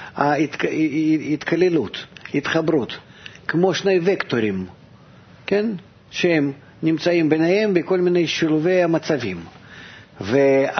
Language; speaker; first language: Hebrew; non-native, fluent; Russian